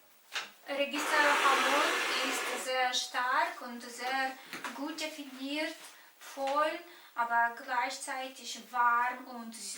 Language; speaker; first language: German; non-native, fluent; Romanian